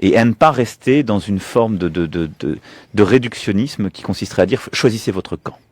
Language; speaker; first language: French; native; French